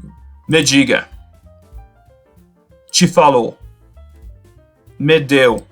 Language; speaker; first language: Portuguese; non-native, fluent; French